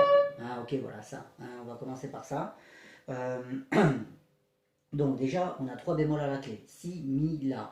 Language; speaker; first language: French; native; French